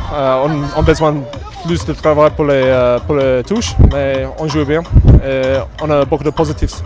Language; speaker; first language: French; non-native, learner; English